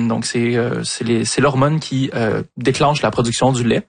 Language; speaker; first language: French; native; French